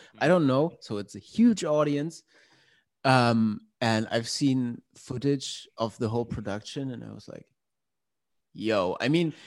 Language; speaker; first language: English; non-native, fluent; German